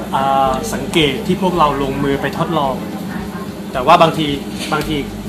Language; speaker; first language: Thai; native; Thai